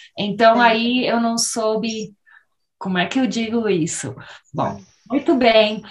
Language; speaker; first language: Portuguese; early bilingual, other home language; English